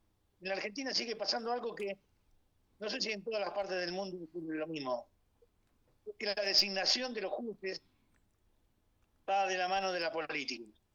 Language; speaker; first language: Spanish; native; Spanish